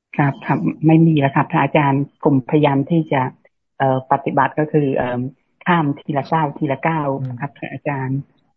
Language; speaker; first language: Thai; non-native, fluent; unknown